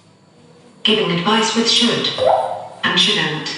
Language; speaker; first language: English; non-native, fluent; Indonesian